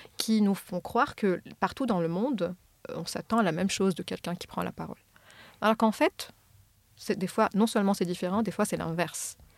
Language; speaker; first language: French; non-native, local second language; Arabic